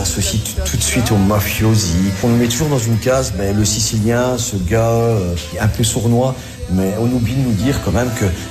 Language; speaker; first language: French; native; French